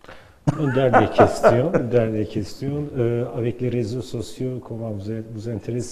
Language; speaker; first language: French; non-native, learner; Turkish